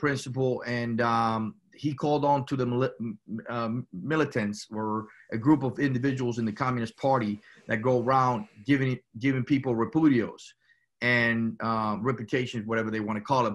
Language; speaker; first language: English; early bilingual, other home language; Spanish